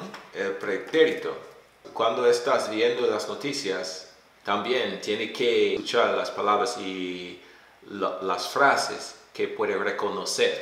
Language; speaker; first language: Spanish; non-native, fluent; English